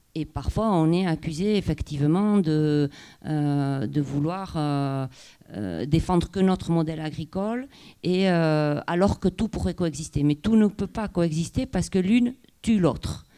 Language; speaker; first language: French; non-native, local second language; Basque